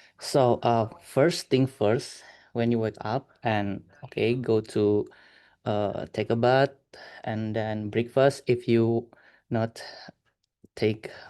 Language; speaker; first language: English; non-native, learner; Indonesian